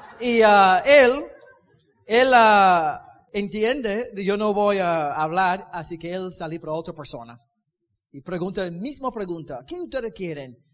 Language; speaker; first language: Spanish; non-native, learner; English